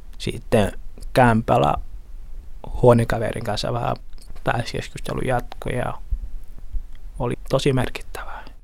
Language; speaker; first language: Finnish; non-native, learner; Portuguese